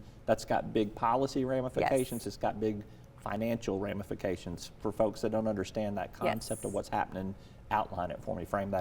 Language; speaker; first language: English; native; English